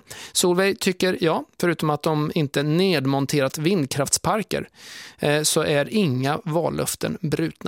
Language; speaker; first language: Swedish; native; Swedish